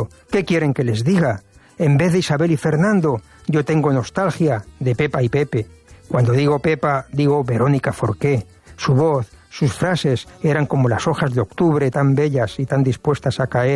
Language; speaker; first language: Spanish; native; Spanish